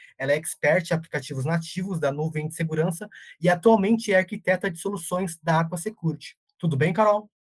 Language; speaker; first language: Portuguese; native; Portuguese